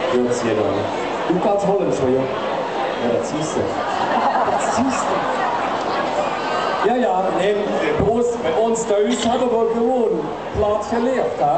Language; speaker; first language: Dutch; non-native, local second language; Limburgish